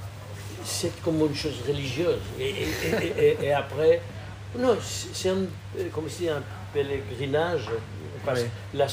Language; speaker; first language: French; non-native, fluent; Portuguese